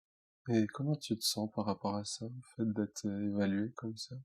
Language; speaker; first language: French; native; French